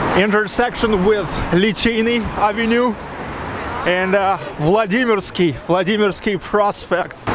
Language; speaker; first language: English; non-native, learner; Russian